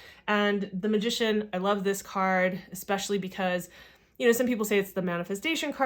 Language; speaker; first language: English; native; English